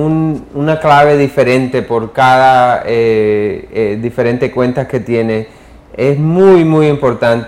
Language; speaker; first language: Spanish; early bilingual, heritage; English